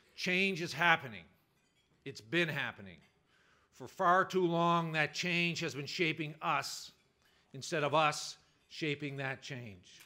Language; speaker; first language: English; native; English